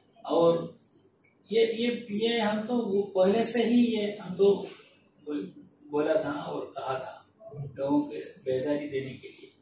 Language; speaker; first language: Hindi; non-native, local second language; Malayalam